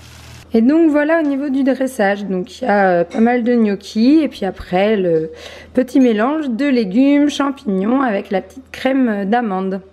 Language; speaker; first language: French; native; French